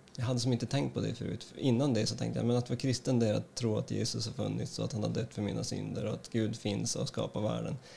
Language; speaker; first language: Swedish; native; Swedish